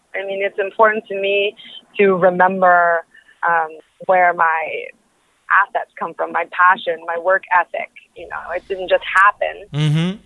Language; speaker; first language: English; early bilingual, other home language; Spanish